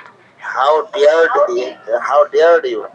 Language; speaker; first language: English; non-native, learner; Bangla